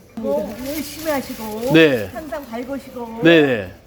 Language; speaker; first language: Korean; non-native, fluent; Cantonese